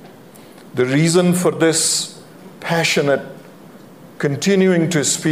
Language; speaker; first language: English; non-native, local second language; Punjabi